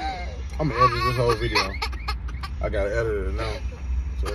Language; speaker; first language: English; native; English